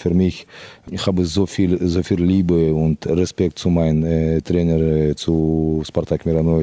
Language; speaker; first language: German; non-native, fluent; Russian